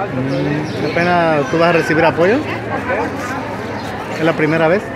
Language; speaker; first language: Spanish; native; Spanish